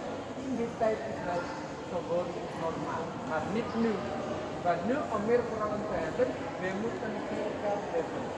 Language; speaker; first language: Dutch; non-native, learner; Indonesian